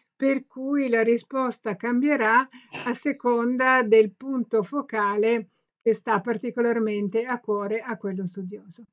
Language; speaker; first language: Italian; native; Italian